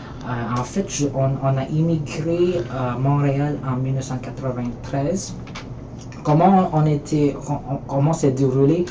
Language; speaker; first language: French; early bilingual, other home language; Filipino